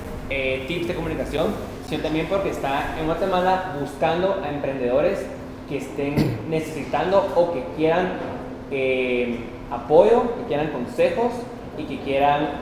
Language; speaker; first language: Spanish; native; Spanish